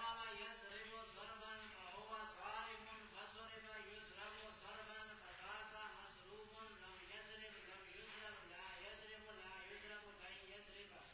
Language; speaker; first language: Arabic; non-native, learner; Punjabi